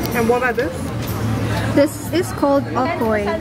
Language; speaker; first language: English; non-native, local second language; Hiligaynon